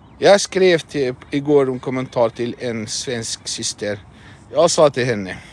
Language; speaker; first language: Swedish; non-native, fluent; Arabic